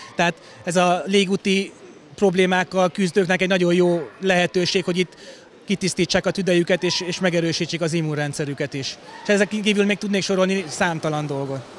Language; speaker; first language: Hungarian; native; Hungarian